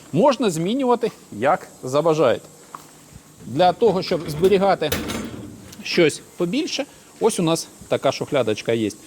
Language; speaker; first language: Ukrainian; native; Ukrainian